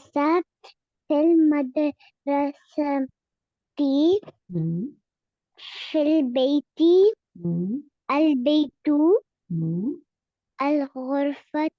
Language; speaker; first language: Arabic; non-native, learner; Urdu